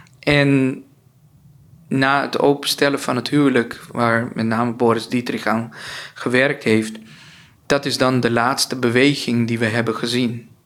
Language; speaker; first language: Dutch; non-native, local second language; Papiamento